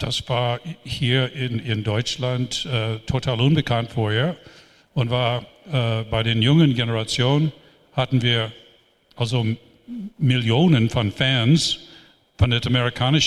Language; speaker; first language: German; non-native, fluent; English